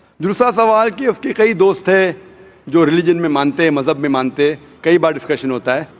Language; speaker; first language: Hindi; non-native, local second language; Konkani